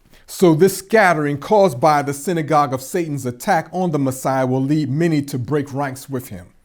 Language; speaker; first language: English; native; English